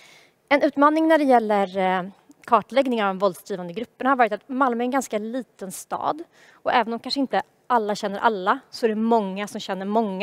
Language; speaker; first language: Swedish; native; Swedish